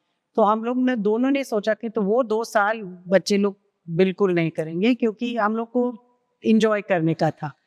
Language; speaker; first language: Hindi; non-native, local second language; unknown